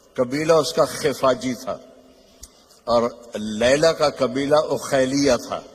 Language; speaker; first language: Urdu; non-native, local second language; Punjabi